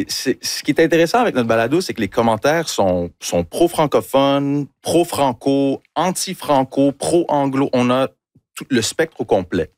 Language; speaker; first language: French; early bilingual, heritage; French